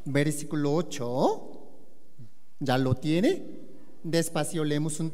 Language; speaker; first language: Spanish; non-native, learner; Korean